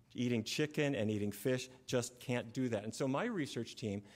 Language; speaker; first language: English; native; English